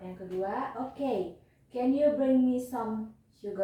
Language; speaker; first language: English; non-native, learner; Indonesian